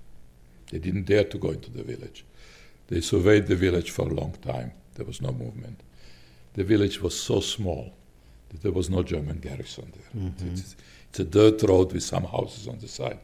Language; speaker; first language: English; non-native, fluent; Slovak